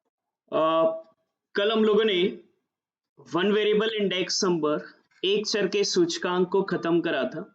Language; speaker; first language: Hindi; native; Hindi